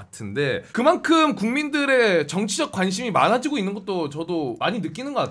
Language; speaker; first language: Korean; native; Korean